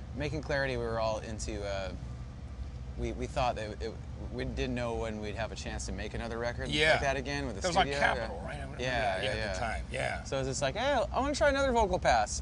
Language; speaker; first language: English; native; English